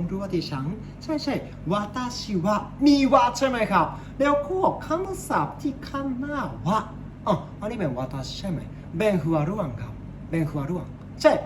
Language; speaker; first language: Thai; non-native, learner; Japanese